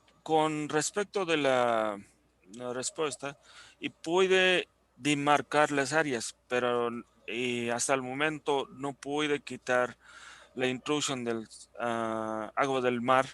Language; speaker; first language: Spanish; non-native, fluent; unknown